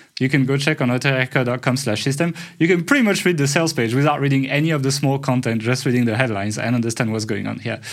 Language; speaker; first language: English; non-native, fluent; French